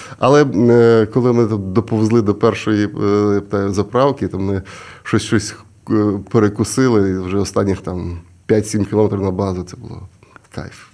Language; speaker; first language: Ukrainian; native; Ukrainian